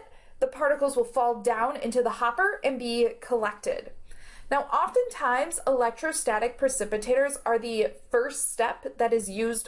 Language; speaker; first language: English; native; English